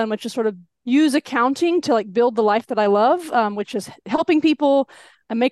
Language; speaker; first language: English; native; English